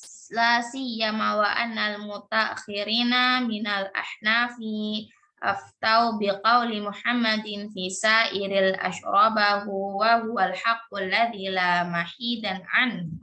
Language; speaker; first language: Arabic; non-native, learner; Indonesian